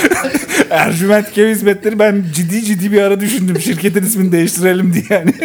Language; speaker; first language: Turkish; native; Turkish